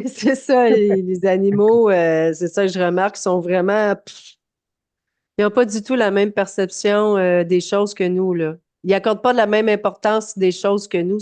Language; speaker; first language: French; native; French